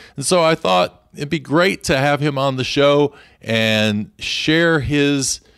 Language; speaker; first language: English; native; English